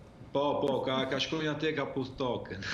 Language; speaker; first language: Albanian; early bilingual, heritage; Albanian